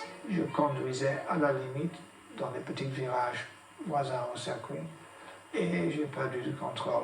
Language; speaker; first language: French; non-native, fluent; English